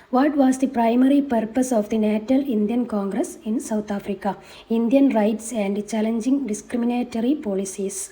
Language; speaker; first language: English; non-native, local second language; Malayalam